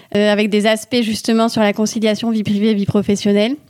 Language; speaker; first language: French; native; French